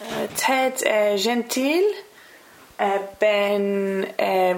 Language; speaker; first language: French; non-native, learner; English